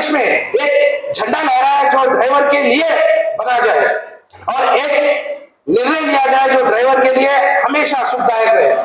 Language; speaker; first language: Hindi; non-native, local second language; Telugu